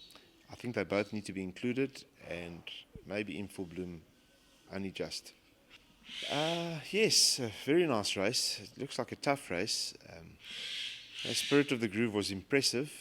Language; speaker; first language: English; native; English